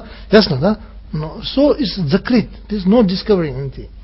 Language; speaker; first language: Russian; non-native, learner; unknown